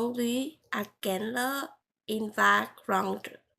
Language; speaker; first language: French; non-native, learner; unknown